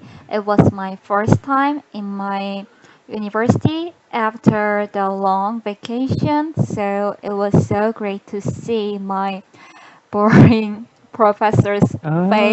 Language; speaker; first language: English; non-native, learner; Korean